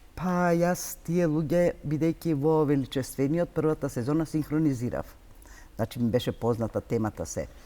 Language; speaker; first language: Macedonian; non-native, local second language; Turkish